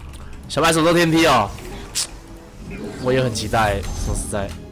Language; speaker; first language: Chinese; native; Chinese